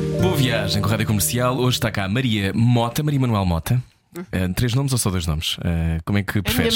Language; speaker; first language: Portuguese; native; Portuguese